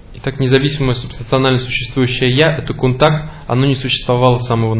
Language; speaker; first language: Russian; native; Russian